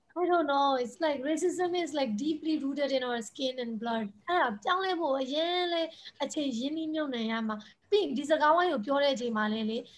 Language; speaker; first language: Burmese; non-native, local second language; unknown